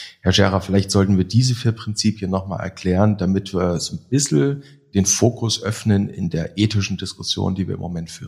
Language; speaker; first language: German; native; German